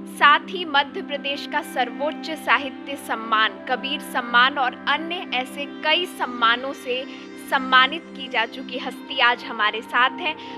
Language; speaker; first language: Hindi; native; Hindi